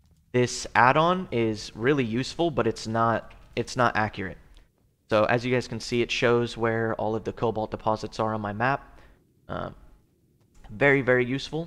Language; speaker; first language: English; native; English